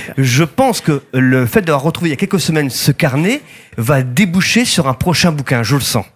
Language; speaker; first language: French; native; French